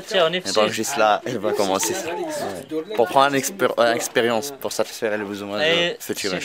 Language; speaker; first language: French; non-native, learner; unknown